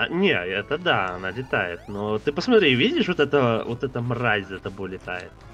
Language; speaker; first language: Russian; native; Russian